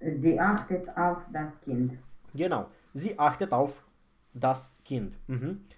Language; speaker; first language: German; non-native, fluent; Romanian